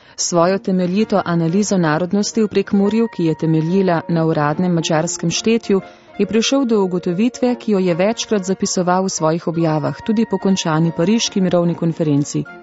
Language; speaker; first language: Slovenian; native; Slovenian